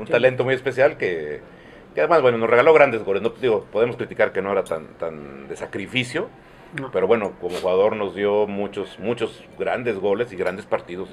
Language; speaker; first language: Spanish; native; Spanish